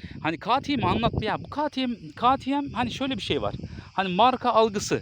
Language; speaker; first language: Turkish; native; Turkish